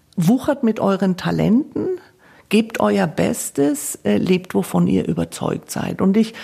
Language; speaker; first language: German; native; German